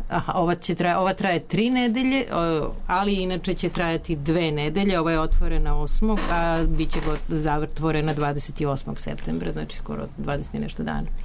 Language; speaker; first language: Serbian; native; Serbian